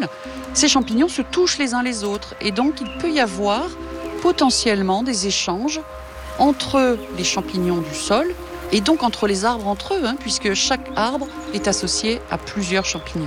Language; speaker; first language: French; native; French